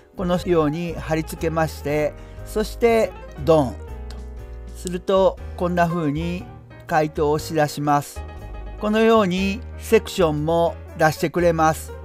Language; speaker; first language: Japanese; native; Japanese